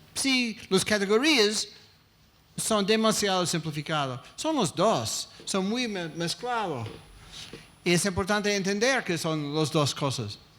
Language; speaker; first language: Spanish; non-native, fluent; English